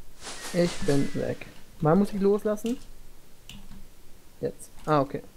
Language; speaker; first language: German; native; German